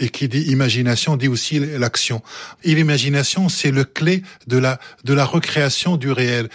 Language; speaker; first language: French; early bilingual, other home language; Arabic